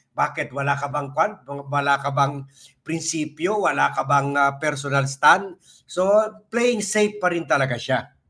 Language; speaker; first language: Filipino; native; Filipino